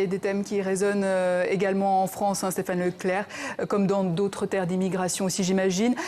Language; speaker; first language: French; native; French